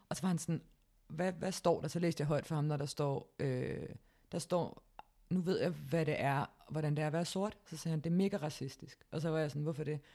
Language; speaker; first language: Danish; native; Danish